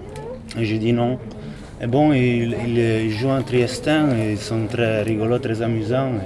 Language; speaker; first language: French; non-native, fluent; Italian